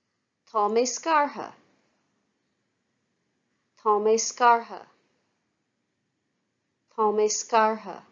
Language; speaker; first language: Irish; non-native, fluent; English